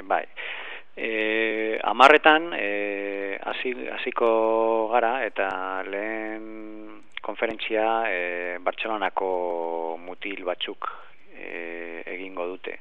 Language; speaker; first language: Basque; non-native, learner; Spanish